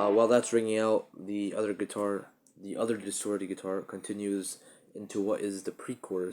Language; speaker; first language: English; native; English